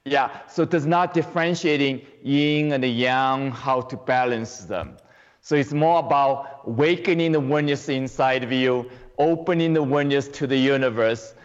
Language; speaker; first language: English; non-native, fluent; Chinese